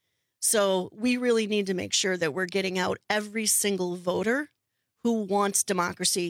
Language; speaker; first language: English; native; English